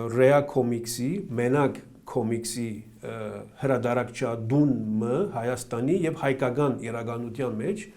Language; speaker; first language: Armenian; early bilingual, heritage; Armenian